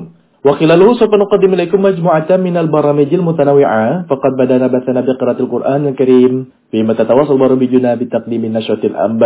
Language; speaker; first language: Arabic; non-native, fluent; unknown